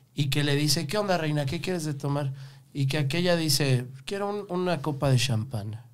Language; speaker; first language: Spanish; native; Spanish